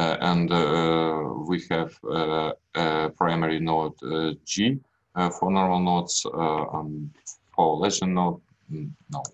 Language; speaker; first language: English; non-native, learner; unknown